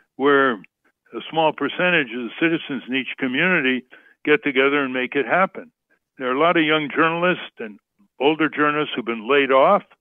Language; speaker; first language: English; native; English